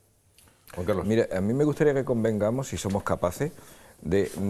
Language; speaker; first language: Spanish; native; Spanish